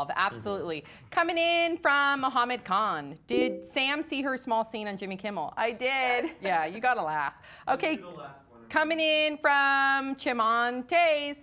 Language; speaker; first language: English; native; English